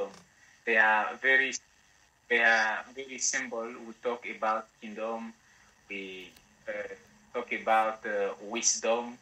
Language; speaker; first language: English; non-native, learner; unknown